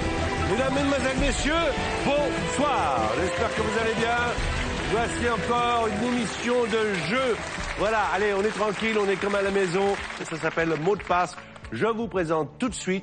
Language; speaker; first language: French; native; French